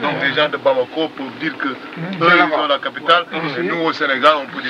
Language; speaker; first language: French; non-native, local second language; Wolof